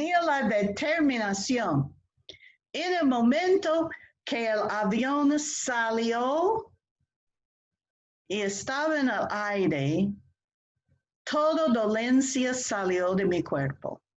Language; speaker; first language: Spanish; non-native, fluent; English